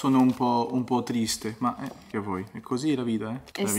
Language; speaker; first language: Italian; early bilingual, heritage; Italian